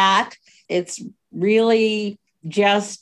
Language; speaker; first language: English; native; English